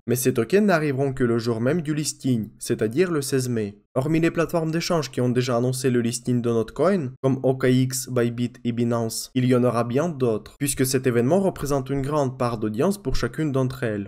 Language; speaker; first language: French; non-native, fluent; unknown